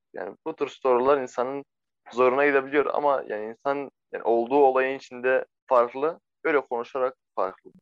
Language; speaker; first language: Turkish; non-native, fluent; Arabic